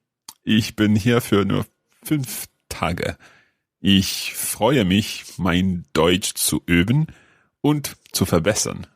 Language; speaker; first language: German; non-native, learner; English